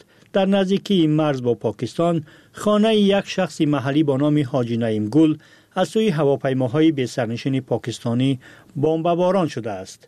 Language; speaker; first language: Persian; native; Persian